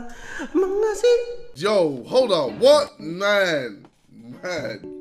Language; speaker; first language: English; non-native, local second language; Filipino